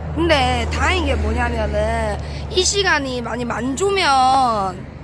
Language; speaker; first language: Korean; native; Korean